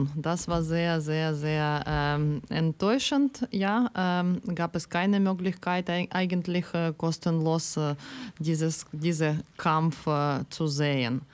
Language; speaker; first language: German; non-native, learner; Ukrainian